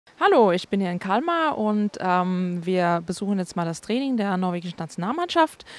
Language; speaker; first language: German; native; German